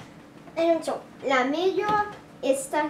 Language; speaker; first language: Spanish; non-native, learner; Danish